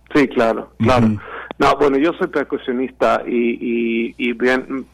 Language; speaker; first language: Spanish; non-native, fluent; Swedish